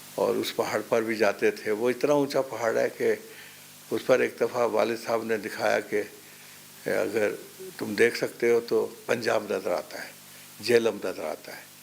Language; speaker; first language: Urdu; non-native, local second language; Pahari-Potwari